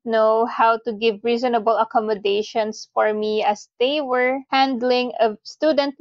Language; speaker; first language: English; non-native, local second language; Filipino